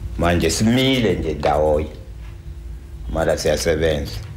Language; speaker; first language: Zulu; non-native, local second language; Swati